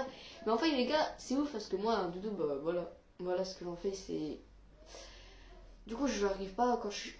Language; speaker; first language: French; native; French